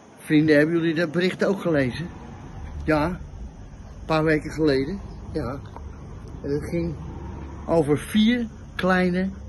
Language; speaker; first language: Dutch; native; Dutch